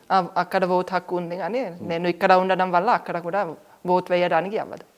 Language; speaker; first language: Telugu; non-native, fluent; Finnish